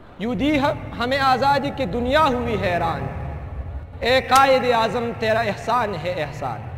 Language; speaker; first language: Urdu; non-native, local second language; Pashto